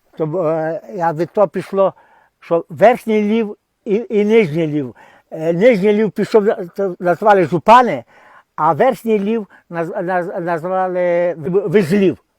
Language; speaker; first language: Ukrainian; native; Ukrainian